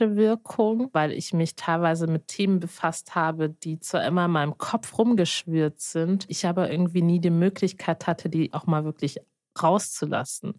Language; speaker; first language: German; native; German